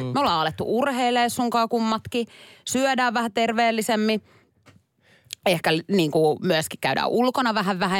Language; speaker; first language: Finnish; native; Finnish